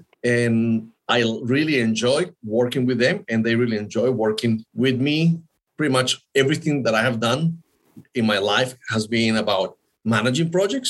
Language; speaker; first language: English; non-native, fluent; Spanish